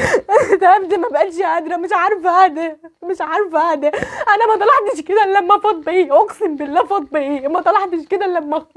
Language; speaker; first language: Arabic; native; Arabic